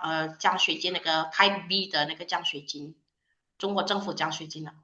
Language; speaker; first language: Chinese; non-native, fluent; Indonesian